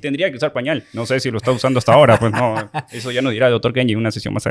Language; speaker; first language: Spanish; native; Spanish